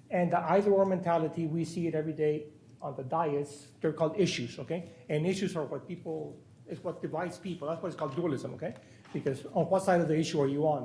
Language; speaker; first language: English; non-native, fluent; Spanish